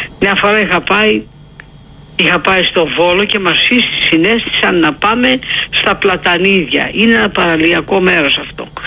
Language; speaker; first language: Greek; native; Greek